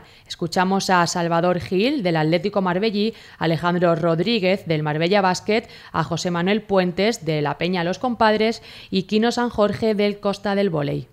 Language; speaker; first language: Spanish; native; Spanish